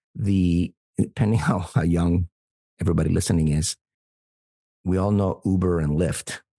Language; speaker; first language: English; non-native, fluent; Spanish